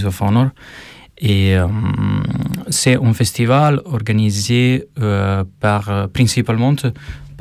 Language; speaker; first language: French; non-native, learner; Albanian